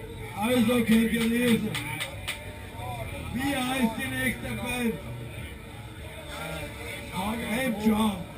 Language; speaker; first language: German; native; German